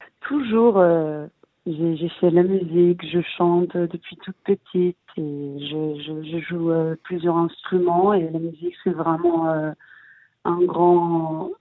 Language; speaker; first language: French; early bilingual, heritage; Hebrew